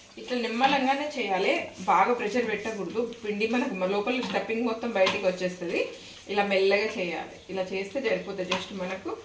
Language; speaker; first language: Telugu; native; Telugu